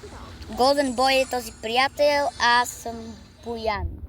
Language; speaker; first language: Bulgarian; early bilingual, heritage; Bulgarian